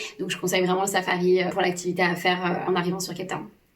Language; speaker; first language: French; native; French